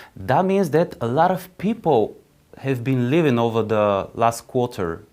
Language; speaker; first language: English; non-native, fluent; Bulgarian